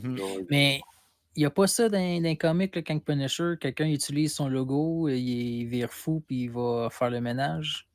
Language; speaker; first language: French; native; French